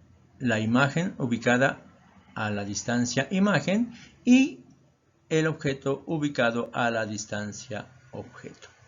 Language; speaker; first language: Spanish; native; Spanish